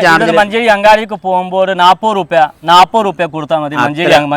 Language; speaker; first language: Malayalam; non-native, local second language; Hindi